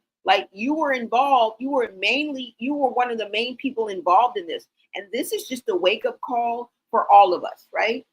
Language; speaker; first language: English; native; English